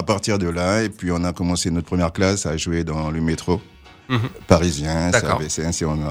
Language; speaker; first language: French; native; French